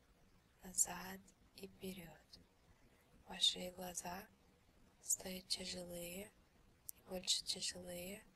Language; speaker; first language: Russian; early bilingual, heritage; Russian